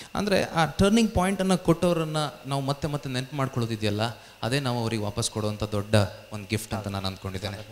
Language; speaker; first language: Kannada; native; Kannada